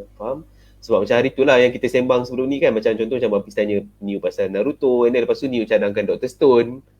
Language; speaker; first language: Malay; native; Malay